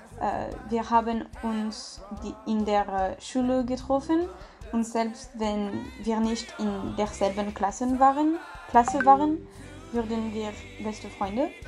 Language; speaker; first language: German; non-native, learner; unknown